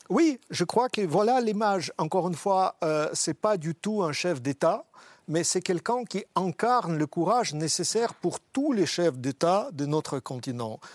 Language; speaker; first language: French; non-native, fluent; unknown